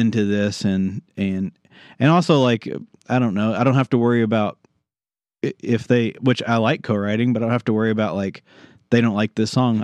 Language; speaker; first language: English; native; English